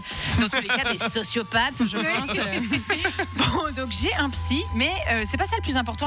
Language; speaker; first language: French; native; French